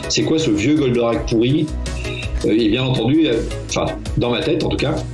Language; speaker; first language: French; native; French